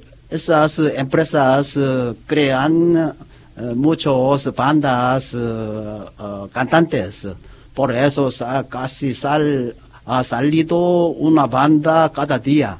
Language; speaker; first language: Spanish; non-native, learner; Korean